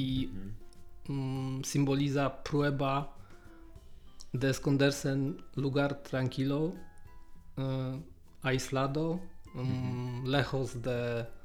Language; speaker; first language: Spanish; non-native, learner; Polish